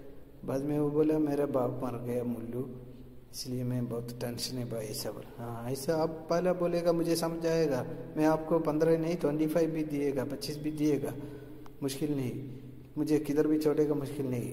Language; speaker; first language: Hindi; non-native, local second language; Malayalam